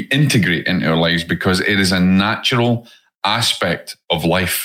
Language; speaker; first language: English; native; English